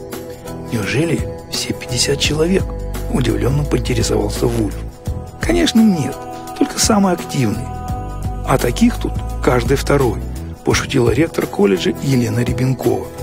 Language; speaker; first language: Russian; native; Russian